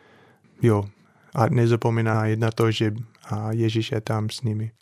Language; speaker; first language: Czech; non-native, fluent; English